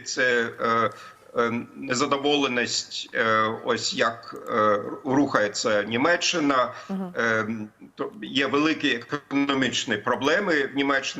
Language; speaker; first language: Ukrainian; non-native, fluent; German